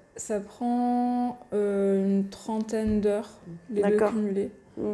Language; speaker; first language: French; non-native, local second language; Arabic